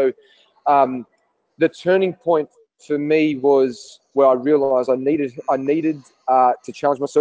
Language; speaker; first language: English; native; English